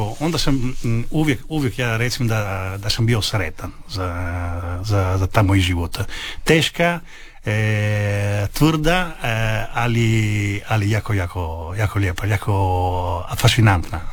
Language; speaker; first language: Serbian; non-native, learner; Italian